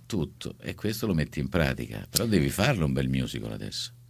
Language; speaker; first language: Italian; native; Italian